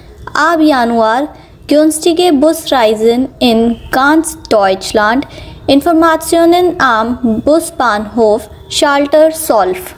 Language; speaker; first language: German; non-native, fluent; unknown